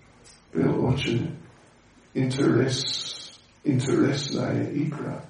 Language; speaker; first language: Russian; non-native, learner; English